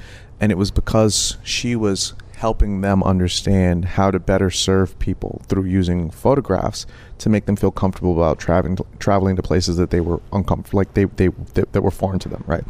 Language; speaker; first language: English; native; English